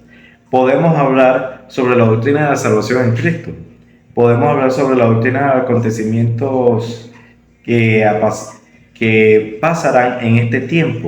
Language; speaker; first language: Spanish; native; Spanish